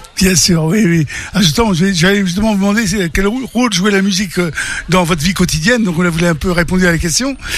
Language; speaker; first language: French; native; French